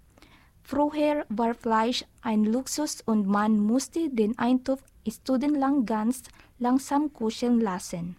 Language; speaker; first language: German; non-native, learner; Filipino